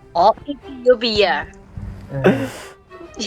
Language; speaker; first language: English; non-native, learner; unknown